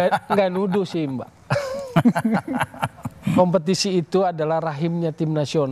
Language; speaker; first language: Indonesian; native; Indonesian